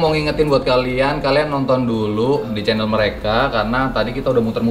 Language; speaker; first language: Indonesian; native; Indonesian